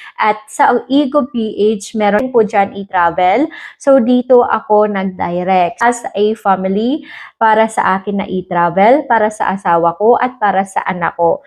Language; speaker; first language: Filipino; native; Filipino